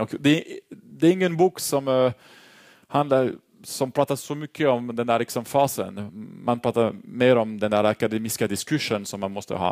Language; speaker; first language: Swedish; non-native, fluent; French